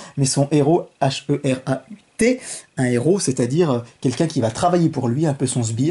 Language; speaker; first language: French; native; French